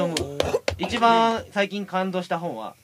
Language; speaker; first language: Japanese; native; Japanese